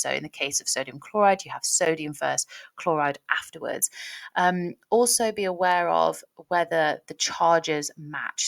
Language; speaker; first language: English; native; English